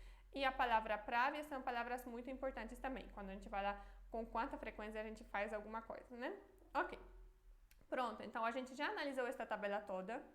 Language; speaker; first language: Portuguese; non-native, fluent; Polish